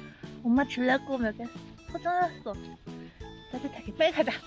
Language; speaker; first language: Korean; early bilingual, heritage; Korean